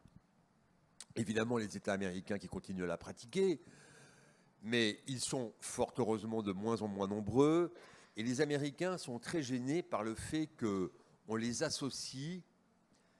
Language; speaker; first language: French; native; French